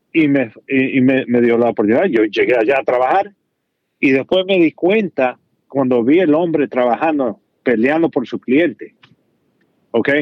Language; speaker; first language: Spanish; early bilingual, heritage; Spanish